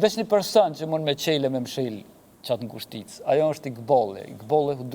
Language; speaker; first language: Albanian; native; Albanian